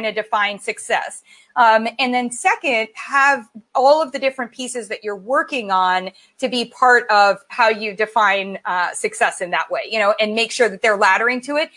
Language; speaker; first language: English; native; English